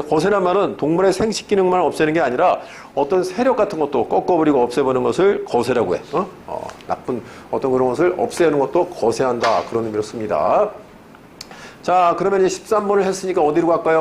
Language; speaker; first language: Korean; native; Korean